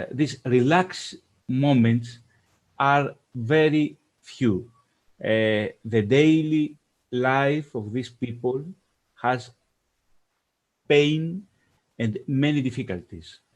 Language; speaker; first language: English; non-native, fluent; Greek